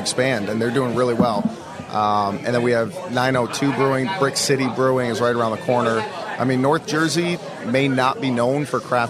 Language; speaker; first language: English; native; English